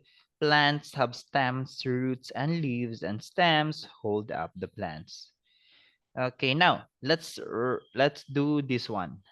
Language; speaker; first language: English; non-native, fluent; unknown